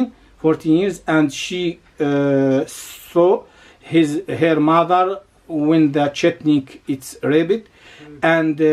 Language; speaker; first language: English; non-native, learner; Arabic